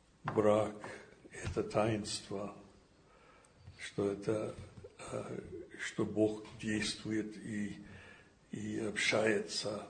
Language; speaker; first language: Russian; non-native, fluent; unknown